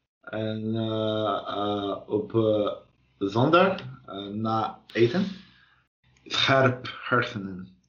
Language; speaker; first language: Dutch; non-native, learner; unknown